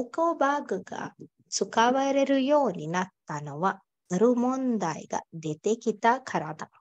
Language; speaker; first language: Japanese; non-native, fluent; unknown